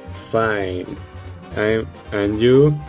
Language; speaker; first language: English; non-native, learner; Spanish